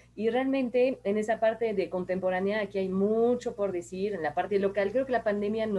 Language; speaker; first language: Spanish; non-native, fluent; French